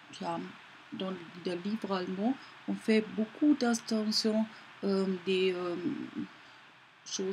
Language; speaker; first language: French; non-native, learner; German